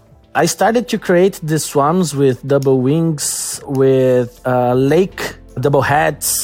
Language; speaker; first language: English; non-native, learner; Portuguese